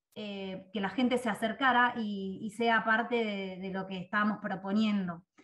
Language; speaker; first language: Spanish; native; Spanish